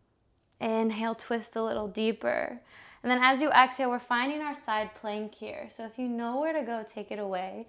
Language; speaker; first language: English; native; English